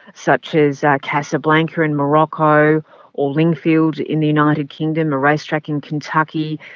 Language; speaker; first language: English; native; English